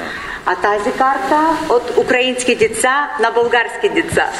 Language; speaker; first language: Bulgarian; non-native, learner; Ukrainian